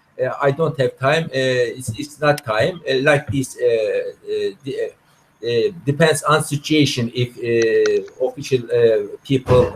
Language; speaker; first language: English; non-native, learner; Turkish